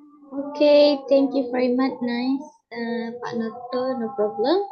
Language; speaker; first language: English; non-native, learner; Indonesian